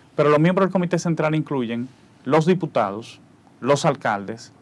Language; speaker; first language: Spanish; native; Spanish